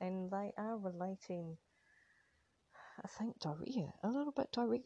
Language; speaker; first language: English; native; English